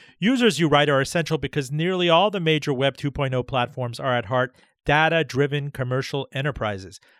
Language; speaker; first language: English; early bilingual, other home language; Persian